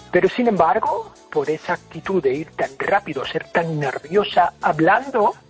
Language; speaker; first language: Spanish; non-native, fluent; English